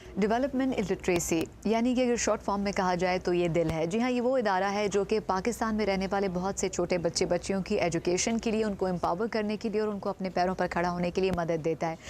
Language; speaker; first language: Urdu; native; Urdu